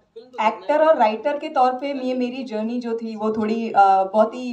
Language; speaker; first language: Hindi; non-native, local second language; Gujarati